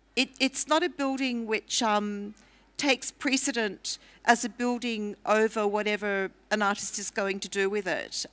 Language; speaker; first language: English; native; English